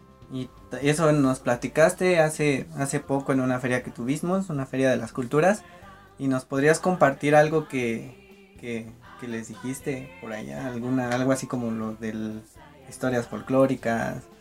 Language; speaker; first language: Spanish; native; Spanish